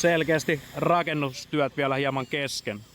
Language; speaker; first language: Finnish; native; Finnish